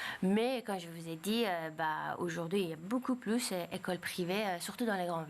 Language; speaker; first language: French; non-native, fluent; Persian